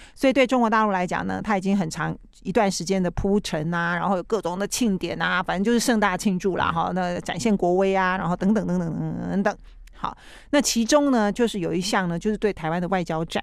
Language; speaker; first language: Chinese; native; Chinese